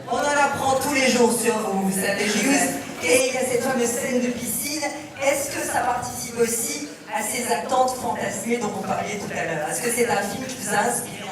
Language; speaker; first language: French; native; French